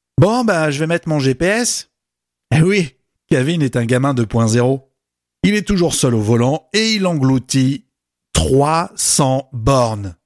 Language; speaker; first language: French; native; French